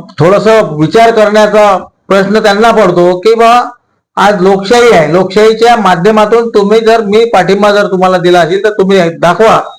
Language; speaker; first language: Marathi; native; Marathi